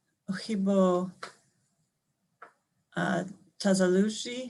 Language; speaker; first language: Arabic; non-native, learner; English